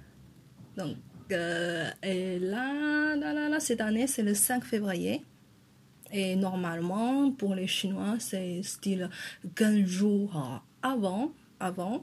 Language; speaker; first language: French; non-native, fluent; Chinese